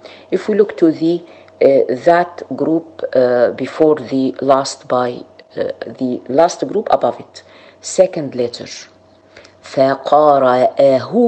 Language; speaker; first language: English; non-native, fluent; Arabic